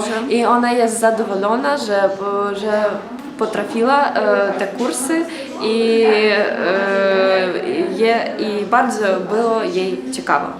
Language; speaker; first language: Polish; non-native, learner; Ukrainian